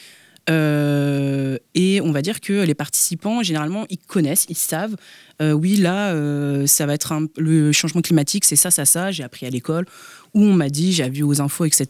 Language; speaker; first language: French; native; French